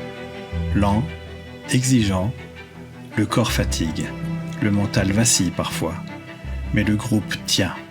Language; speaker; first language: French; native; French